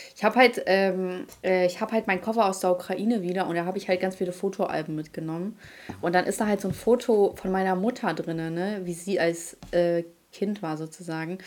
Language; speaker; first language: German; early bilingual, other home language; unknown